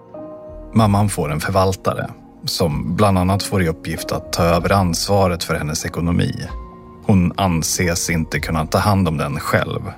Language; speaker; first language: Swedish; native; Swedish